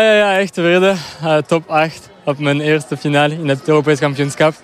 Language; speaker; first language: Dutch; non-native, local second language; French